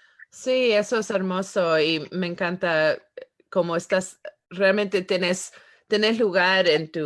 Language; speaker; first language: Spanish; non-native, fluent; English